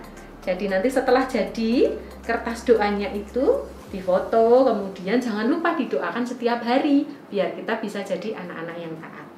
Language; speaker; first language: Indonesian; native; Indonesian